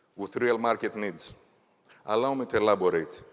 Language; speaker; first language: English; non-native, fluent; Greek